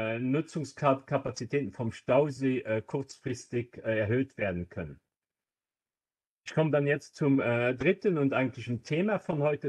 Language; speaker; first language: German; non-native, local second language; Luxembourgish